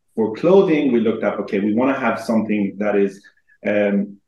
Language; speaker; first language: English; non-native, fluent; Persian